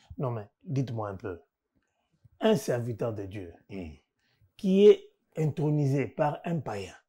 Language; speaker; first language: French; non-native, local second language; Lingala